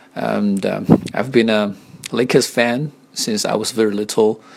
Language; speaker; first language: English; non-native, fluent; Chinese